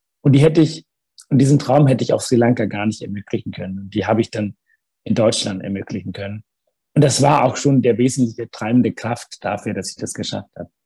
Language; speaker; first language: German; early bilingual, other home language; Tamil